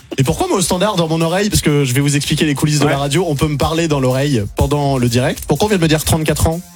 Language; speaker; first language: French; native; French